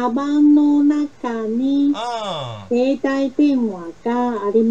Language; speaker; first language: Japanese; non-native, learner; Chinese